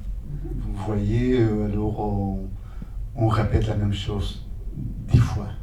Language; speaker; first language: French; non-native, fluent; Spanish